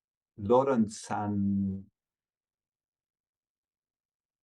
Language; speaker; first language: Japanese; non-native, learner; English